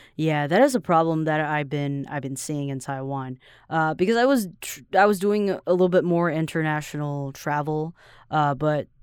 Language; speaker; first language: English; non-native, fluent; Chinese